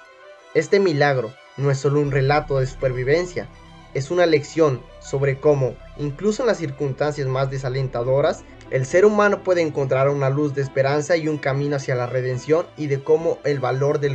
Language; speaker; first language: Spanish; native; Spanish